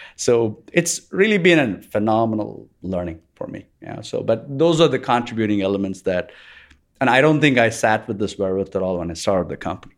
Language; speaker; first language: English; non-native, local second language; Tamil